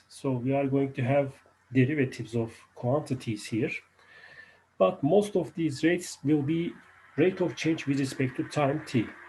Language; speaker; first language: English; non-native, fluent; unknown